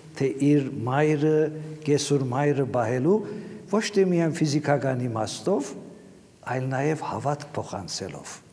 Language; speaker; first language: Armenian; native; Armenian